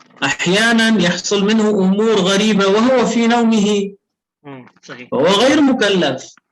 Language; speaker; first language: Arabic; native; Arabic